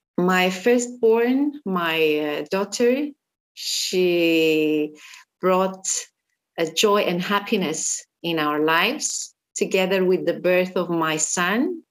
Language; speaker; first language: English; non-native, fluent; Armenian